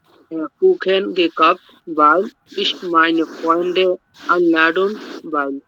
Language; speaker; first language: German; non-native, learner; Bangla